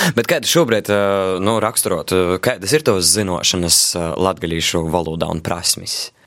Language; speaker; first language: Latvian; native; Latvian